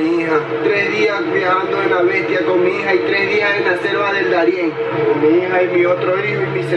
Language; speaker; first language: Spanish; native; Spanish